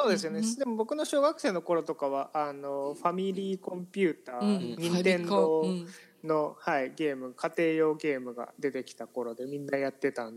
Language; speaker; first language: Japanese; native; Japanese